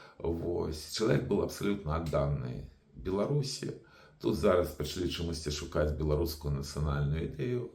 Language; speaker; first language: Belarusian; non-native, local second language; Russian